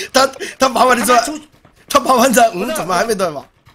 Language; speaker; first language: Chinese; native; Chinese